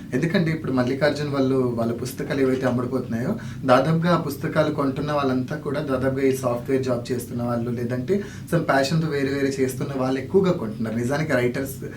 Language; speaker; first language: Telugu; non-native, local second language; Lambadi